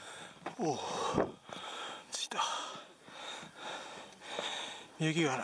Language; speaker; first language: Japanese; native; Japanese